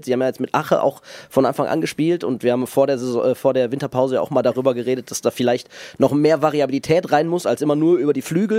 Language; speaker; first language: German; native; German